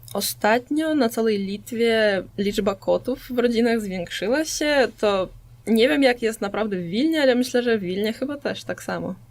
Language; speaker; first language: Polish; native; Polish